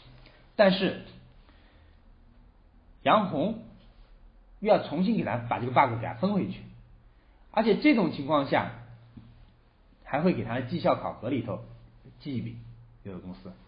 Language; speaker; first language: Chinese; native; Chinese